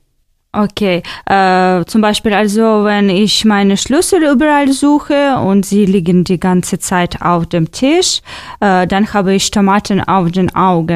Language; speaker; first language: German; non-native, fluent; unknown